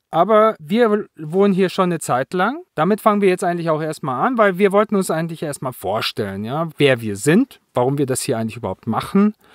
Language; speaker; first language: German; native; German